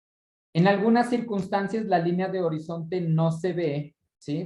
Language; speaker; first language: Spanish; native; Spanish